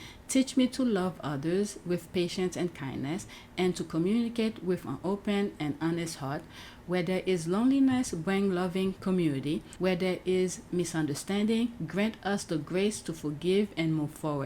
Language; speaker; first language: English; native; English